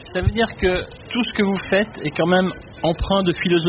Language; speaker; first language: French; native; French